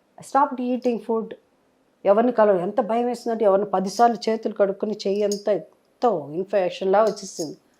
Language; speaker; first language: Telugu; native; Telugu